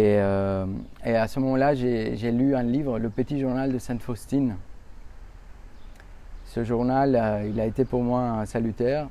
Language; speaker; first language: French; non-native, fluent; Spanish